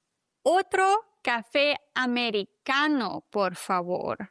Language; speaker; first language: Spanish; non-native, fluent; German